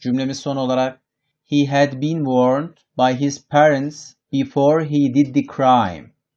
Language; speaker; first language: English; non-native, fluent; Turkish